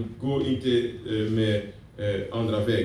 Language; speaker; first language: Swedish; non-native, fluent; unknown